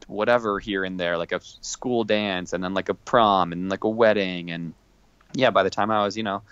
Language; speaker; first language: English; native; English